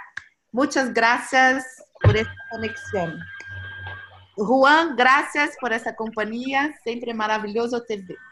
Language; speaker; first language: Spanish; non-native, learner; Portuguese